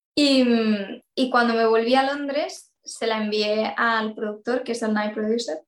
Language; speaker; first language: Spanish; native; Spanish